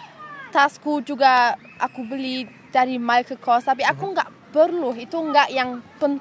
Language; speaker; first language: Indonesian; early bilingual, heritage; German